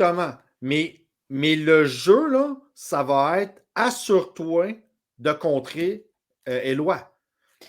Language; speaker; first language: French; native; French